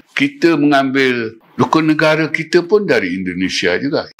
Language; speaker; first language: Malay; native; Malay